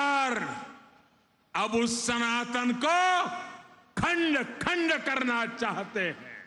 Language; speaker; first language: Hindi; native; Hindi